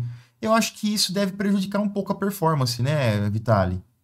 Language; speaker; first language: Portuguese; native; Portuguese